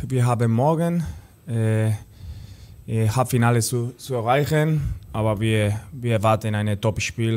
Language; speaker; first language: German; non-native, learner; Spanish